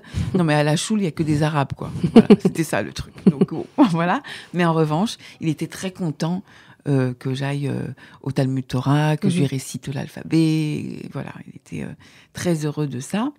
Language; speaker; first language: French; native; French